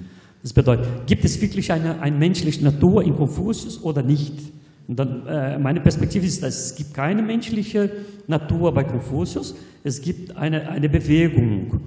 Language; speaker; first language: German; non-native, fluent; Portuguese